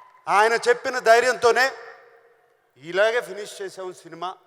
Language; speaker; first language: Telugu; native; Telugu